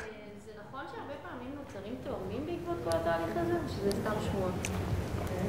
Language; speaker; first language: Hebrew; native; Hebrew